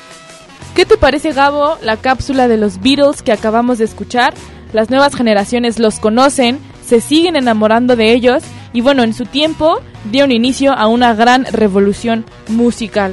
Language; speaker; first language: Spanish; native; Spanish